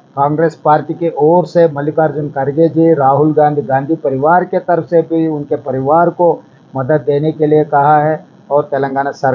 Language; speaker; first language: Hindi; non-native, local second language; Telugu